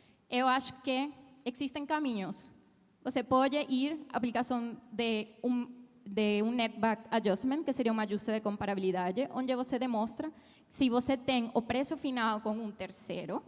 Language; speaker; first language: Portuguese; non-native, fluent; Spanish